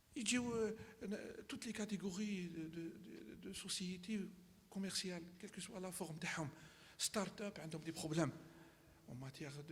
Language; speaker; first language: French; non-native, local second language; Arabic